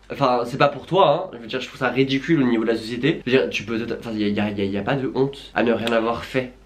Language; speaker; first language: French; native; French